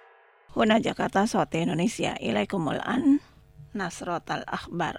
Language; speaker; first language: Arabic; non-native, fluent; Indonesian